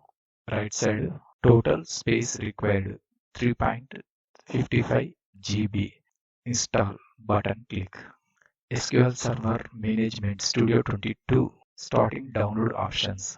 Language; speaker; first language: English; non-native, learner; Telugu